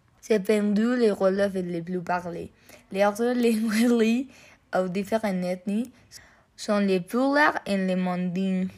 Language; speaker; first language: French; non-native, learner; Spanish